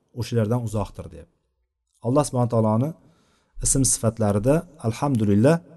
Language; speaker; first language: Uzbek; native; Uzbek